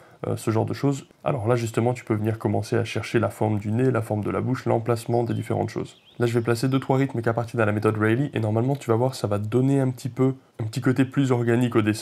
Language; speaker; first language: French; native; French